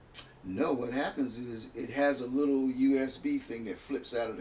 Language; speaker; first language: English; native; English